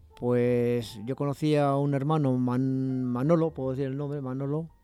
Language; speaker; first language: Spanish; native; Spanish